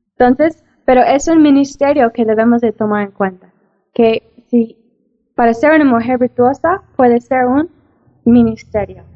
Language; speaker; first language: Spanish; non-native, fluent; English